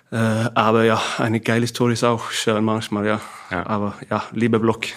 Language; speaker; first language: German; non-native, fluent; Swedish